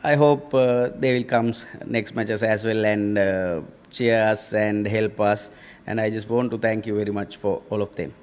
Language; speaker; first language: English; non-native, local second language; Sinhala